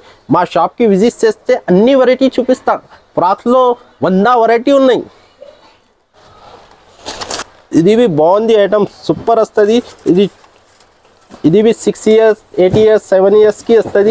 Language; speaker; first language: Telugu; non-native, local second language; Urdu